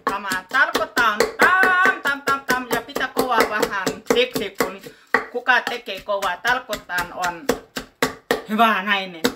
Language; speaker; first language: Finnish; non-native, learner; Thai